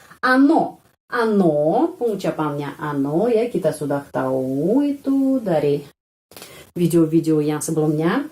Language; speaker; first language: Indonesian; non-native, fluent; Russian